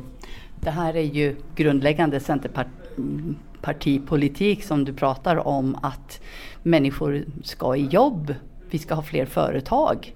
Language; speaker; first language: Swedish; native; Swedish